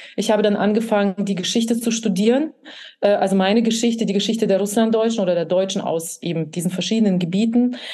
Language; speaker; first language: German; early bilingual, other home language; Russian